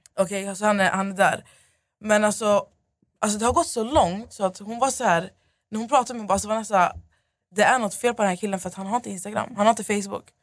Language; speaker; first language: Swedish; native; Swedish